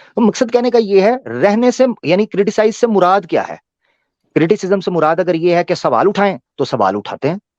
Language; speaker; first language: Urdu; native; Urdu